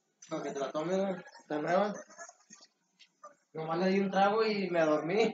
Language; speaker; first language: Spanish; native; Spanish